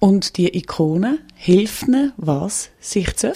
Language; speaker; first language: German; native; German